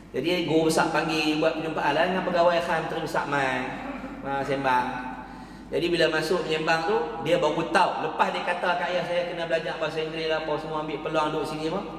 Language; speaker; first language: Malay; native; Malay